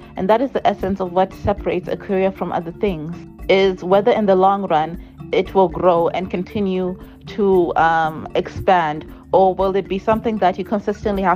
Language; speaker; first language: English; non-native, local second language; Shona